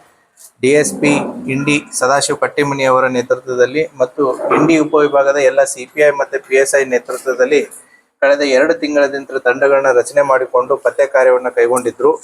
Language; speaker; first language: Kannada; native; Kannada